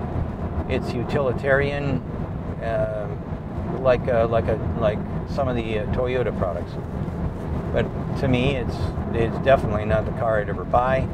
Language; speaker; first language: English; native; English